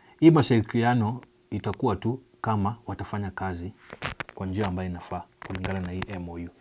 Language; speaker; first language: Swahili; non-native, local second language; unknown